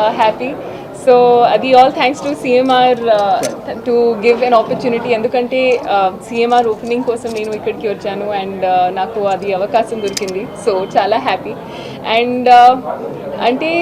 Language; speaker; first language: Telugu; non-native, fluent; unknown